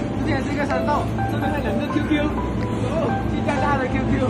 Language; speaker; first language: Chinese; native; Chinese